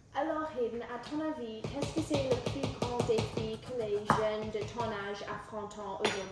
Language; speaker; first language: French; non-native, local second language; English